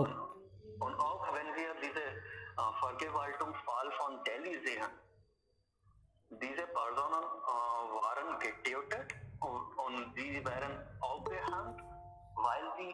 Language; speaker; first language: German; non-native, learner; Hindi